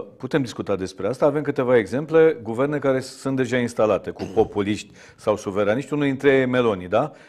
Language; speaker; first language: Romanian; native; Romanian